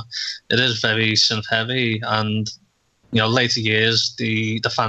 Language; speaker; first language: English; native; English